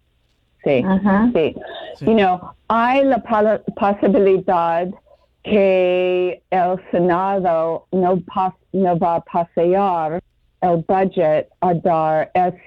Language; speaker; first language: Spanish; non-native, learner; English